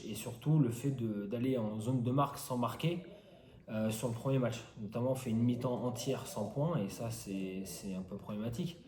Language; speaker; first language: French; native; French